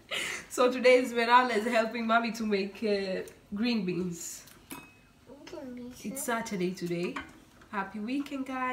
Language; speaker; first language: English; non-native, fluent; Swahili